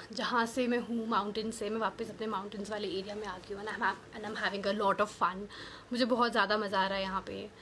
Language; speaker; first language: Hindi; native; Hindi